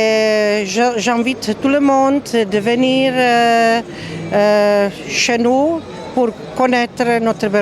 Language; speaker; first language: French; non-native, fluent; Czech